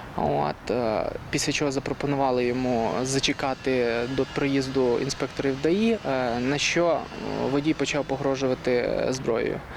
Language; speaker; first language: Ukrainian; native; Ukrainian